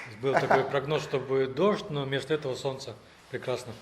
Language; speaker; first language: Russian; native; Russian